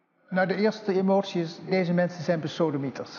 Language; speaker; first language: Dutch; native; Dutch